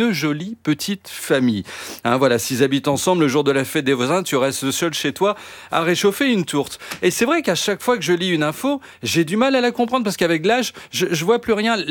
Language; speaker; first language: French; native; French